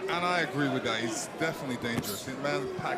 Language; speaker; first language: English; native; English